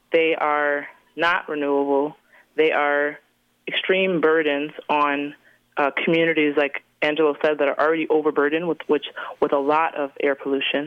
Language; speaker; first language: English; native; English